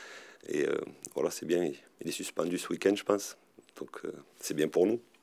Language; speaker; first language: French; native; French